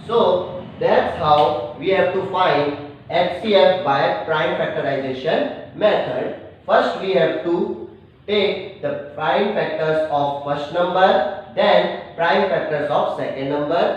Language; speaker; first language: English; non-native, local second language; Hindi